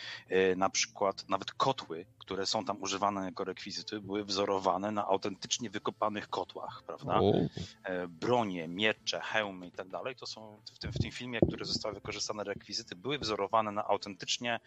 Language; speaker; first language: Polish; native; Polish